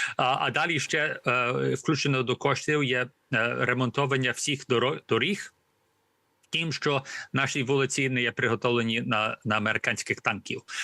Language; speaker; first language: Ukrainian; early bilingual, heritage; Ukrainian